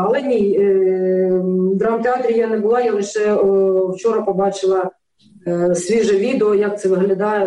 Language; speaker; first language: Ukrainian; native; Ukrainian